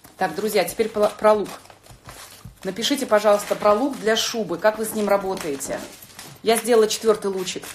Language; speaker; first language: Russian; native; Russian